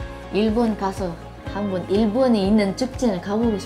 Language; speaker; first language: Korean; non-native, fluent; Indonesian